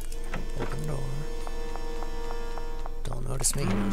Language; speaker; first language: English; native; English